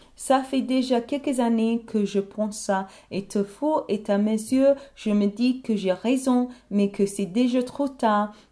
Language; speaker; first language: French; non-native, learner; English